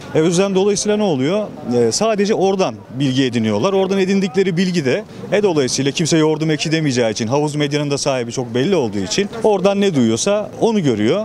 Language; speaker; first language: Turkish; native; Turkish